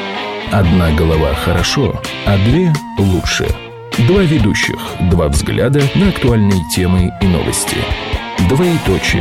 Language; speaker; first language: Russian; native; Russian